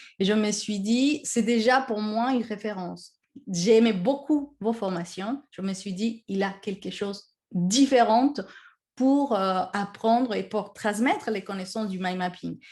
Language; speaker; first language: French; non-native, fluent; Spanish